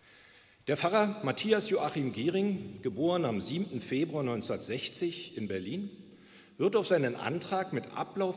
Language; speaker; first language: German; native; German